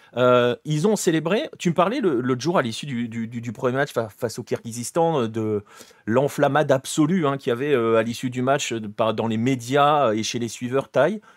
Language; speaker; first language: French; native; French